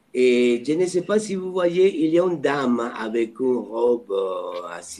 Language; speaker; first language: French; non-native, fluent; Spanish